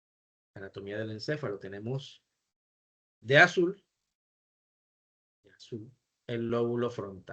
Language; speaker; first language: Spanish; native; Spanish